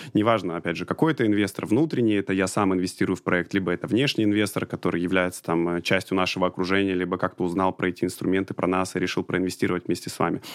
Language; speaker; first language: Russian; native; Russian